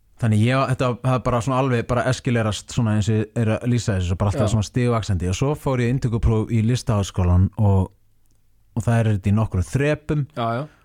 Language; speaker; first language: Icelandic; native; Icelandic